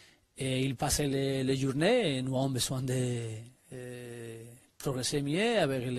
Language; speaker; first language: French; non-native, learner; Spanish